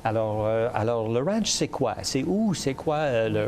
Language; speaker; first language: French; native; French